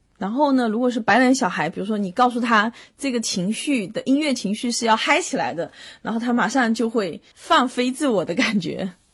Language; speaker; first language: Chinese; native; Chinese